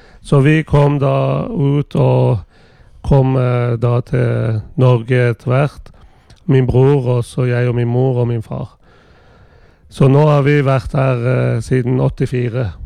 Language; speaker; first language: Norwegian; early bilingual, other home language; Persian